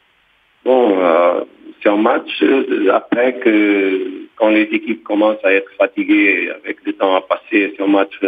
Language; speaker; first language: French; non-native, fluent; Portuguese